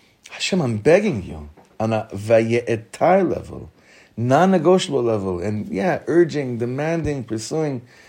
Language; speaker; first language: English; native; English